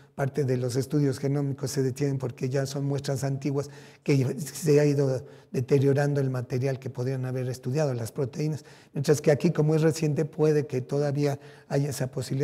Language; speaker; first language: Spanish; native; Spanish